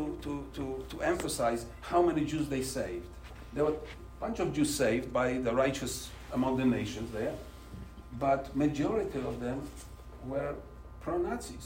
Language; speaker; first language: English; non-native, fluent; Polish